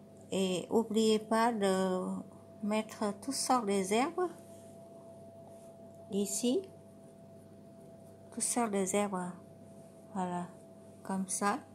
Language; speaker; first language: French; non-native, learner; Vietnamese